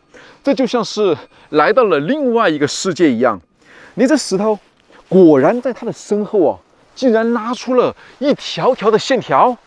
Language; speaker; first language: Chinese; native; Chinese